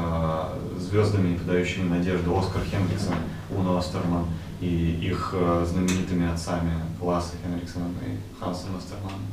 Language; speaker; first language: Russian; native; Russian